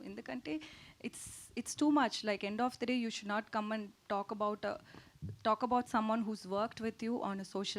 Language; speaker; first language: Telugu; non-native, learner; Tamil